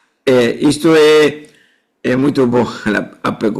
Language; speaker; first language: Portuguese; non-native, fluent; Spanish